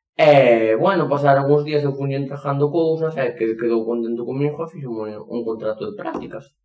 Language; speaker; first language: Galician; non-native, local second language; Spanish